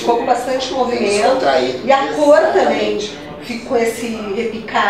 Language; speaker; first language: Portuguese; native; Portuguese